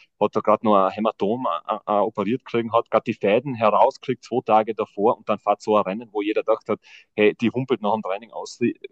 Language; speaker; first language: German; native; German